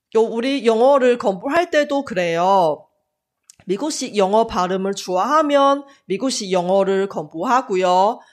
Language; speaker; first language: Korean; non-native, fluent; Chinese